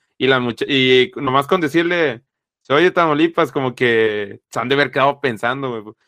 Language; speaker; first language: Spanish; native; Spanish